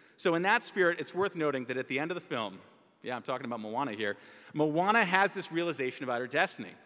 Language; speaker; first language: English; native; English